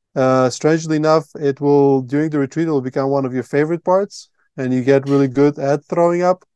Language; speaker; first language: English; non-native, fluent; Latvian